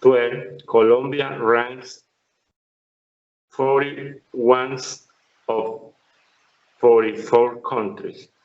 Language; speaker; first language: English; non-native, learner; Spanish